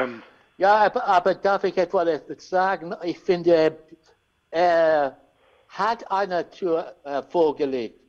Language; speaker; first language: German; non-native, learner; English